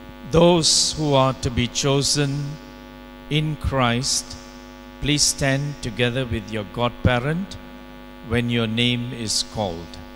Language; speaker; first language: English; non-native, local second language; Tamil